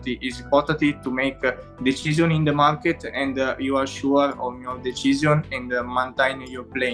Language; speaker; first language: English; non-native, learner; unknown